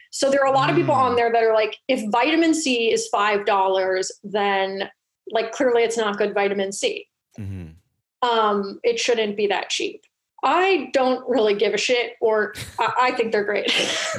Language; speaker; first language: English; native; English